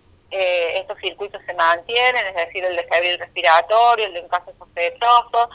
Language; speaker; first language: Spanish; native; Spanish